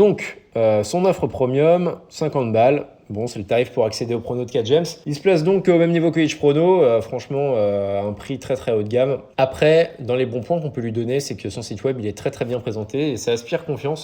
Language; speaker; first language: French; native; French